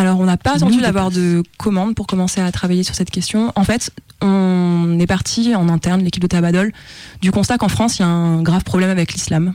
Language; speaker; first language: French; native; French